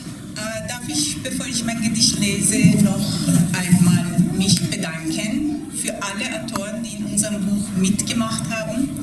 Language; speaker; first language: German; non-native, fluent; Persian